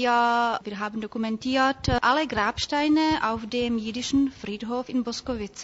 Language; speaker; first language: German; non-native, fluent; Czech